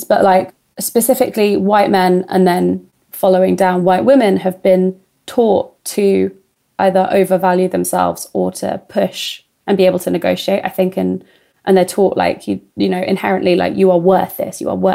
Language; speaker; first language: English; native; English